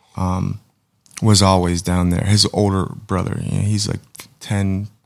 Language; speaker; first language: English; native; English